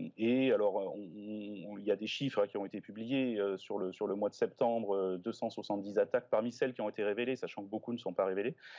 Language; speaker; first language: French; native; French